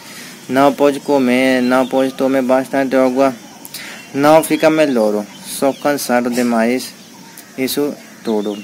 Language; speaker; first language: Portuguese; non-native, learner; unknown